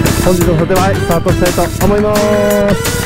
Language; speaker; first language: Japanese; native; Japanese